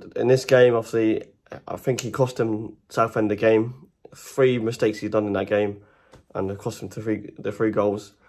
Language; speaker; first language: English; native; English